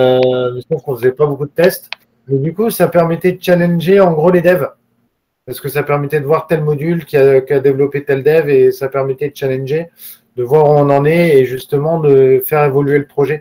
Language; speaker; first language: French; native; French